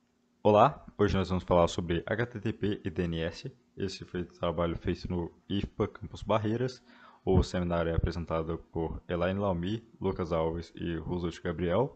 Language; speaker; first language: Portuguese; native; Portuguese